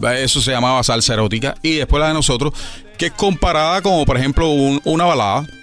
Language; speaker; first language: Spanish; native; Spanish